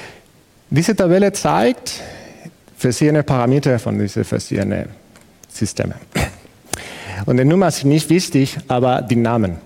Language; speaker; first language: German; non-native, fluent; Spanish